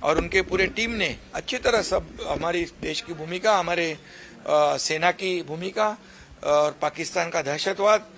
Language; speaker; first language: Hindi; non-native, local second language; Marathi